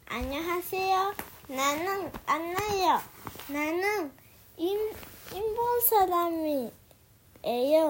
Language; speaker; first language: Korean; early bilingual, heritage; Japanese